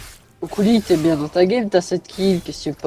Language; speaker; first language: French; native; French